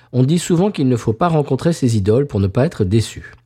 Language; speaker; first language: French; native; French